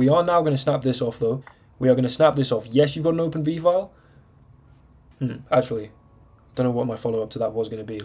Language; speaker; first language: English; native; English